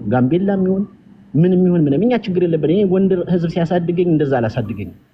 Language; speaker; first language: Amharic; native; Amharic